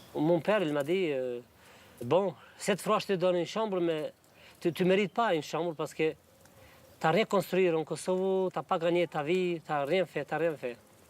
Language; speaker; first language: French; non-native, fluent; Albanian